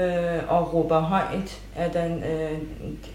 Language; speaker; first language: Danish; non-native, fluent; Kurdish